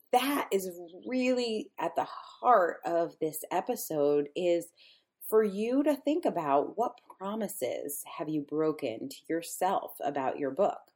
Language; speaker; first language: English; native; English